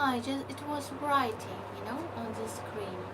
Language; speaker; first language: English; non-native, learner; Ukrainian